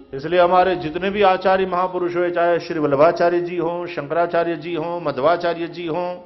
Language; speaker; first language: Hindi; non-native, local second language; Gujarati